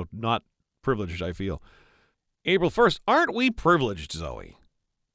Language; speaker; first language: English; native; English